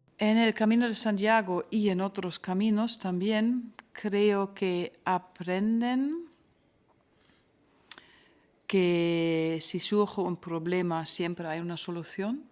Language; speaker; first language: Spanish; non-native, fluent; German